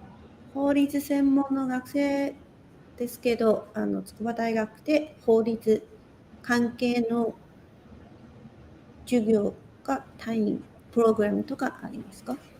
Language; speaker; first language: Japanese; non-native, local second language; Chinese